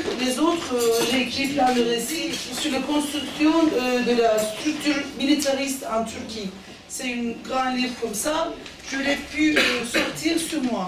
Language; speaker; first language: French; non-native, fluent; Turkish